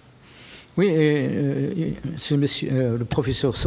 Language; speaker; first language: French; non-native, fluent; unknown